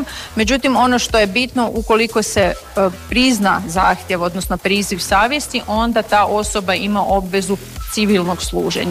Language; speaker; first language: Serbian; native; Serbian